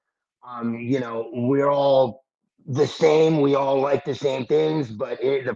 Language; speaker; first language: English; native; English